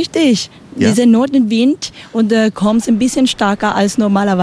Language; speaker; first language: German; non-native, learner; Spanish